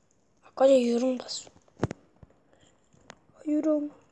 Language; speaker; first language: Korean; native; Korean